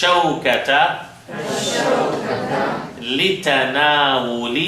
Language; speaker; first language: Arabic; non-native, fluent; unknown